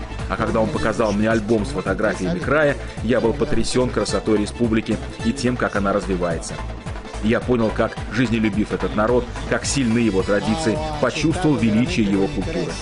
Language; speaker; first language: Russian; native; Russian